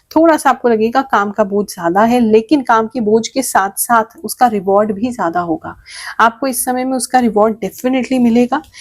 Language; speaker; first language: Hindi; native; Hindi